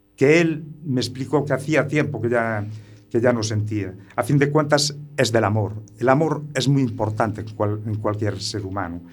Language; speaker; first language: Spanish; native; Spanish